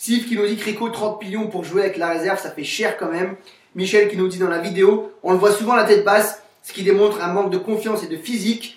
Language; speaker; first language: French; native; French